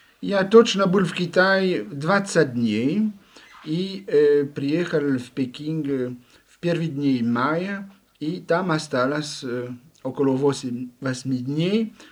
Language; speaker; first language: Russian; non-native, learner; French